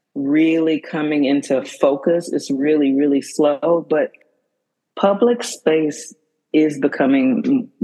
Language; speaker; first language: English; native; English